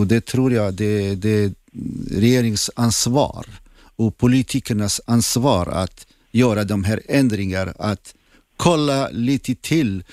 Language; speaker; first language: Swedish; non-native, fluent; Assyrian Neo-Aramaic